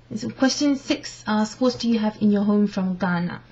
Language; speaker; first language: English; non-native, local second language; Akan